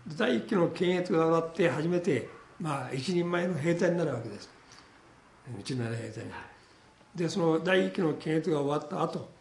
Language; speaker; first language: Japanese; native; Japanese